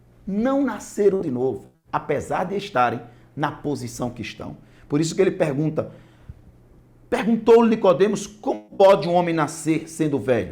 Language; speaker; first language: Portuguese; native; Portuguese